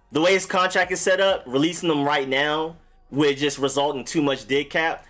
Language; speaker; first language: English; native; English